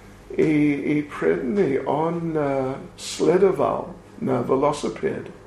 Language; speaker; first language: Russian; non-native, learner; English